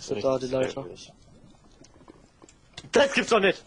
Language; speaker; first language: German; native; German